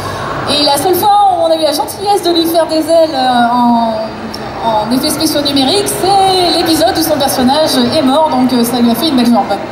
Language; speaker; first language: French; native; French